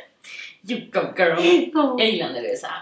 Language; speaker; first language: Swedish; native; Swedish